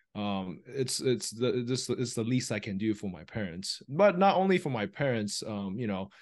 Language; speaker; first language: English; early bilingual, other home language; Chinese